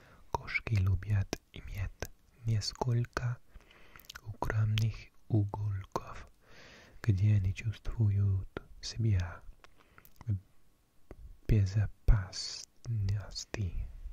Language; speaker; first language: Russian; non-native, learner; English